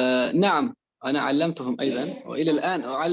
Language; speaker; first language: Arabic; non-native, fluent; Persian